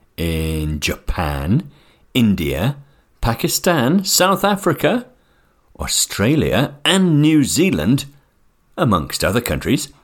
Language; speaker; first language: English; native; English